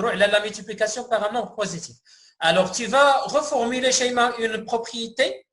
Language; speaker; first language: French; non-native, local second language; Arabic